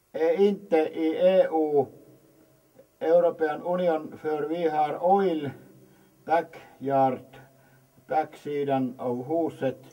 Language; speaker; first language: Swedish; non-native, learner; Finnish